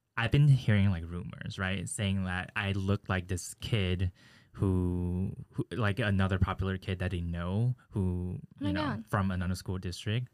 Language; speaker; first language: English; early bilingual, other home language; Chinese